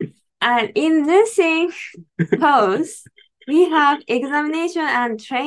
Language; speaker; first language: English; non-native, learner; Japanese